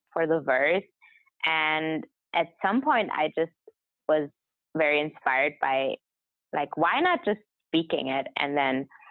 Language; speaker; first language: English; non-native, fluent; German